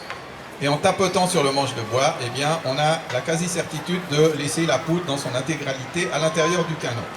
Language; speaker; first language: French; native; French